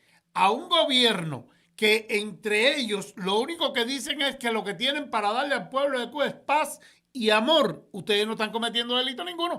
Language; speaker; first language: Spanish; native; Spanish